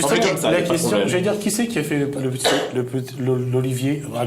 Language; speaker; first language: French; native; French